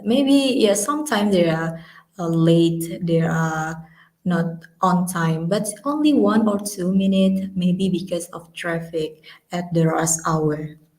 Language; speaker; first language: English; non-native, learner; Indonesian